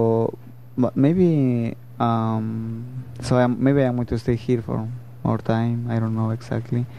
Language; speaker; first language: English; non-native, learner; Spanish